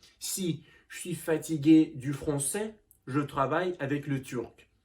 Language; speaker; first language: French; non-native, learner; Russian